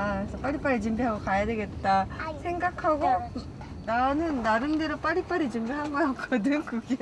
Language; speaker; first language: Korean; non-native, fluent; Japanese